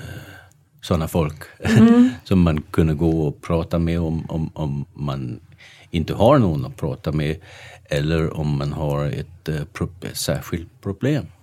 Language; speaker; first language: Swedish; non-native, fluent; Danish